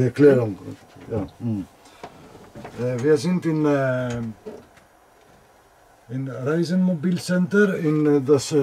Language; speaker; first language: German; non-native, learner; Greek